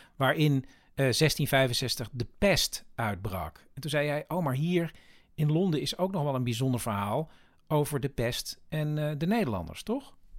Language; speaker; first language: Dutch; native; Dutch